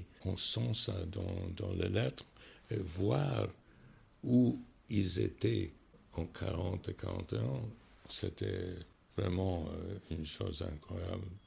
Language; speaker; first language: French; non-native, fluent; English